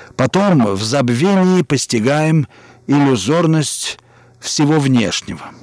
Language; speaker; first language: Russian; native; Russian